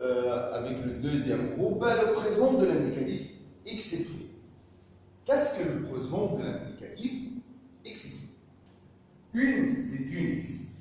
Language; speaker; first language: French; non-native, fluent; Arabic